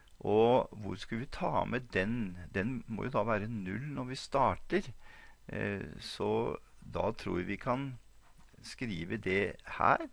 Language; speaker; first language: Norwegian; native; Norwegian